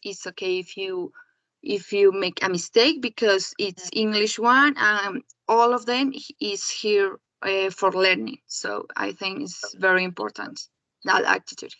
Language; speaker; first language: English; non-native, learner; Spanish